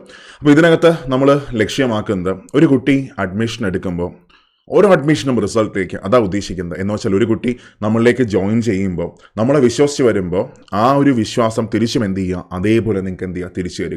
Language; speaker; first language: Malayalam; native; Malayalam